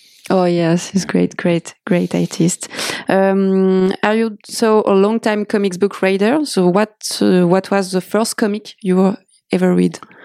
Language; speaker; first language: English; non-native, learner; French